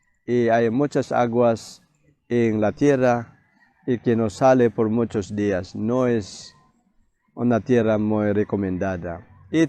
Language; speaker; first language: Spanish; non-native, fluent; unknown